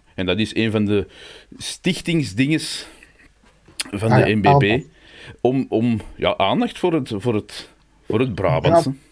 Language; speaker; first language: Dutch; native; Dutch